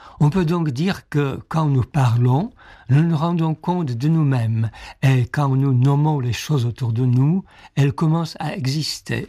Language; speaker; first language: French; non-native, fluent; Czech